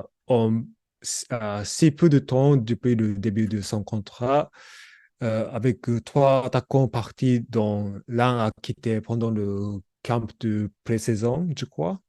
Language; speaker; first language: French; non-native, learner; Japanese